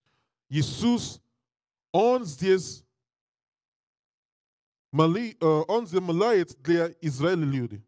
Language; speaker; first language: Russian; non-native, learner; English